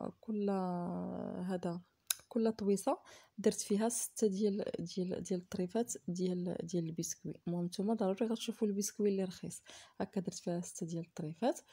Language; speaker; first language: Arabic; native; Arabic